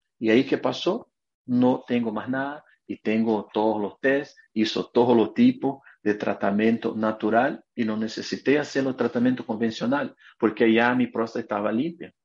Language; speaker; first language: Spanish; non-native, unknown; Portuguese